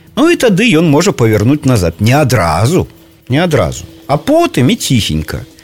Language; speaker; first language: Belarusian; native; Belarusian